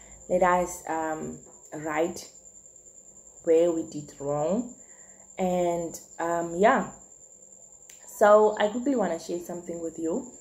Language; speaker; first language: English; non-native, local second language; Afrikaans